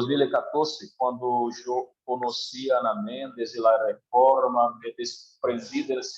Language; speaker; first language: Spanish; non-native, learner; Portuguese